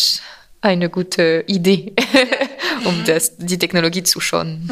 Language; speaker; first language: German; non-native, fluent; French